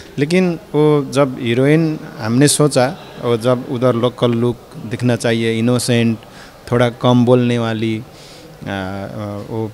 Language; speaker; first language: Hindi; non-native, learner; Nepali